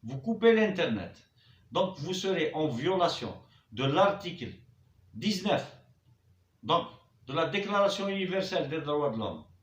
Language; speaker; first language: French; non-native, local second language; Arabic